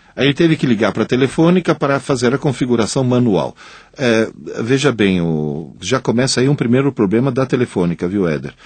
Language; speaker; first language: Portuguese; non-native, fluent; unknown